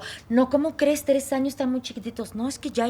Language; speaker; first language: Spanish; native; Spanish